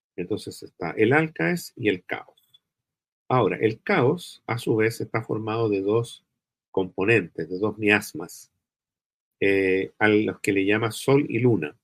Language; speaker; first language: Spanish; native; Spanish